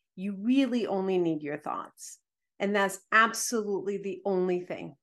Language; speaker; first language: English; early bilingual, other home language; Spanish